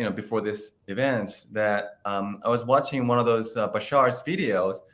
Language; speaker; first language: English; non-native, fluent; Japanese